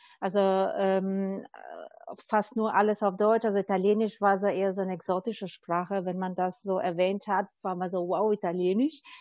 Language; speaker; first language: German; non-native, fluent; Albanian